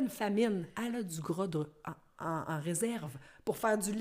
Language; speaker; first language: French; native; French